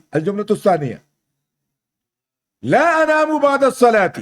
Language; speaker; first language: Arabic; non-native, fluent; Urdu